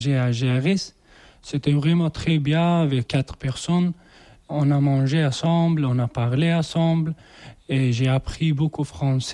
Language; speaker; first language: French; non-native, learner; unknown